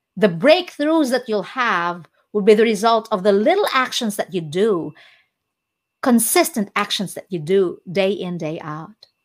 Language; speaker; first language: English; non-native, local second language; Cebuano